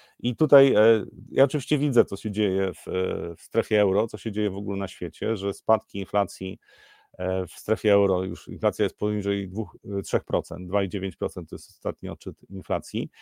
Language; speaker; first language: Polish; native; Polish